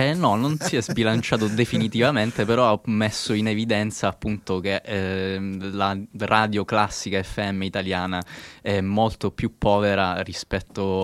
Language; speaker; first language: Italian; native; Italian